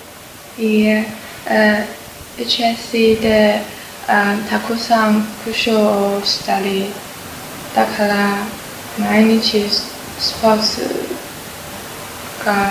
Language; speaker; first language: Japanese; non-native, learner; Chinese